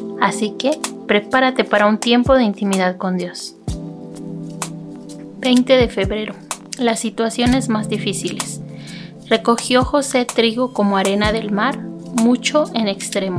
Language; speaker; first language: Spanish; native; Spanish